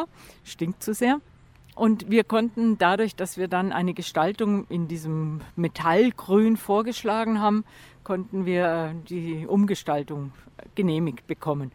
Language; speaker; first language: German; native; German